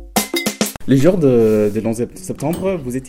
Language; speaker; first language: French; non-native, fluent; English